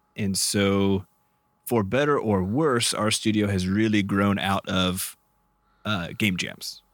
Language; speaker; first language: English; native; English